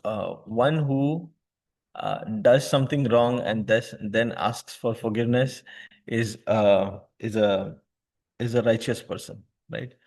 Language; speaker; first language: English; non-native, local second language; Hindi